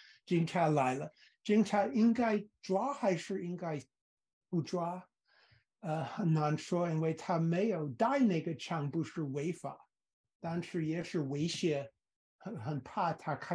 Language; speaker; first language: Chinese; non-native, fluent; English